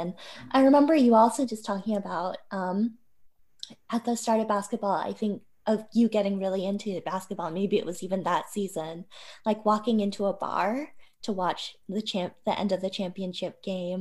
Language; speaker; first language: English; native; English